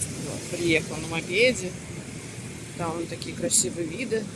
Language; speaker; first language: Russian; native; Russian